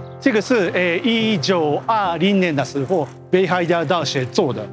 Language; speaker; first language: Chinese; non-native, learner; Japanese